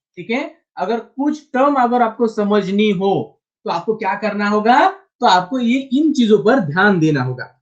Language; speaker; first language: Hindi; non-native, local second language; Marathi